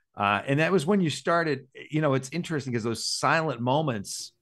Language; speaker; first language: English; native; English